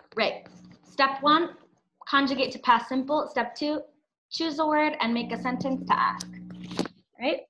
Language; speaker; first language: English; native; English